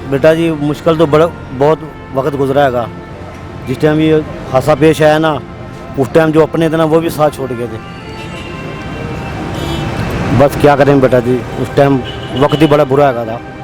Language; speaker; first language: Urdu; non-native, local second language; Punjabi